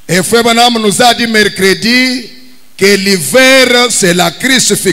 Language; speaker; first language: French; non-native, local second language; Swahili